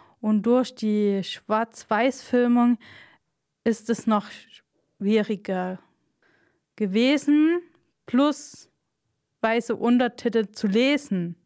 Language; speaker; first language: German; non-native, fluent; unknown